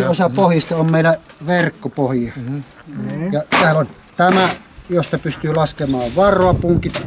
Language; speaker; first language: Finnish; native; Finnish